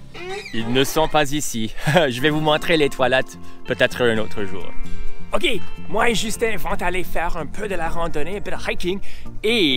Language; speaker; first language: French; non-native, local second language; English